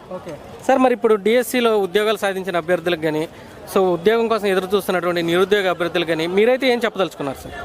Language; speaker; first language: Telugu; native; Telugu